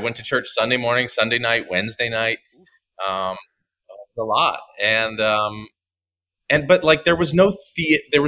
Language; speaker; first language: English; native; English